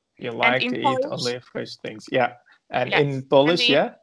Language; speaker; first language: English; non-native, fluent; Arabic